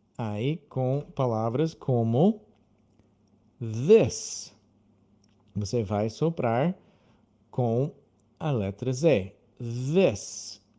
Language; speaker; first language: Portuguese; non-native, fluent; English